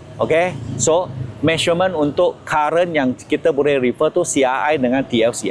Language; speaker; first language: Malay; non-native, local second language; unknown